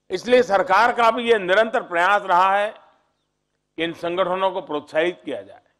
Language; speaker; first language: Hindi; native; Hindi